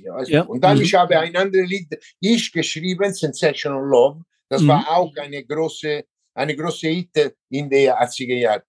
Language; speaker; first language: German; non-native, learner; Italian